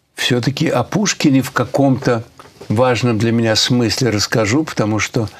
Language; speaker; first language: Russian; native; Russian